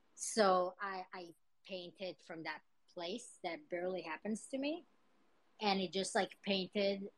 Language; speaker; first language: English; early bilingual, other home language; Hebrew